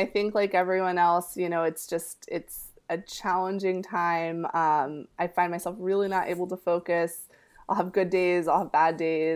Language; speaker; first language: English; early bilingual, other home language; Spanish